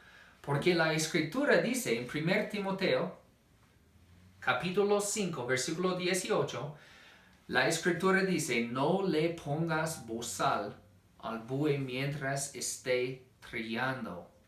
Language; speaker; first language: Spanish; non-native, fluent; English